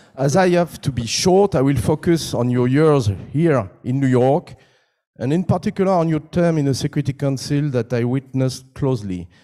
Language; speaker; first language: English; non-native, fluent; French